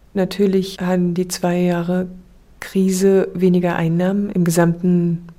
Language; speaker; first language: German; native; German